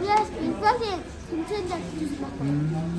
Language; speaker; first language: Mongolian; early bilingual, heritage; Mongolian